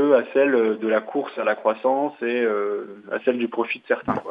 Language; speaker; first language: French; native; French